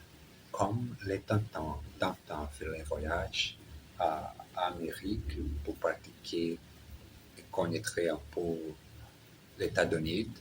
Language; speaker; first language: French; non-native, learner; Portuguese